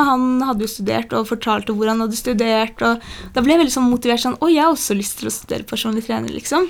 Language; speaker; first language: Norwegian; early bilingual, other home language; Polish